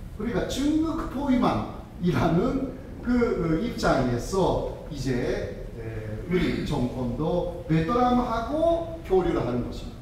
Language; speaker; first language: Korean; non-native, fluent; Japanese